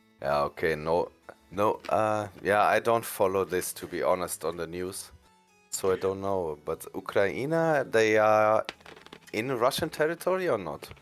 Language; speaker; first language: English; non-native, fluent; German